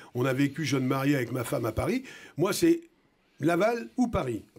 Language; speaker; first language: French; native; French